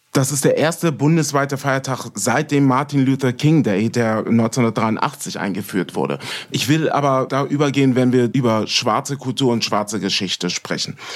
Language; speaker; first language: German; native; German